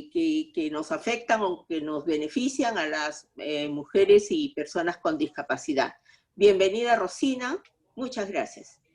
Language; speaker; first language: Spanish; native; Spanish